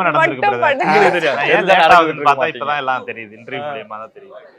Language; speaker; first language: Tamil; native; Tamil